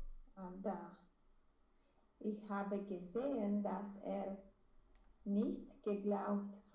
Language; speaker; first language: German; non-native, learner; Romanian